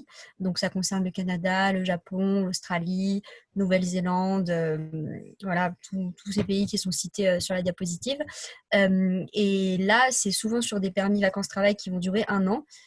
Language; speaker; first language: French; native; French